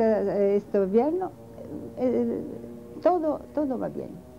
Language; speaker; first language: Spanish; non-native, learner; Italian